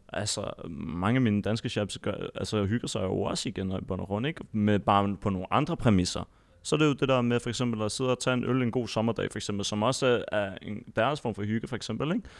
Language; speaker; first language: Danish; early bilingual, other home language; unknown